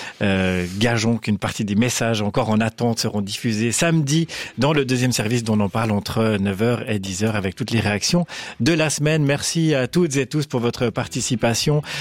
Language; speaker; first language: French; native; French